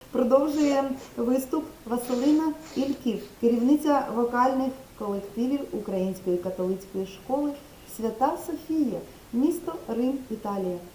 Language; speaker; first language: Ukrainian; native; Ukrainian